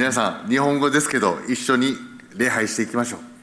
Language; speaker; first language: Japanese; early bilingual, heritage; Japanese